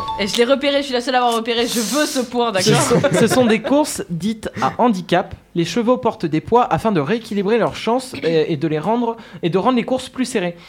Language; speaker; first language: French; native; French